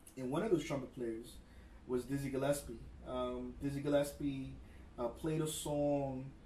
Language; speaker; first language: English; early bilingual, other home language; Spanish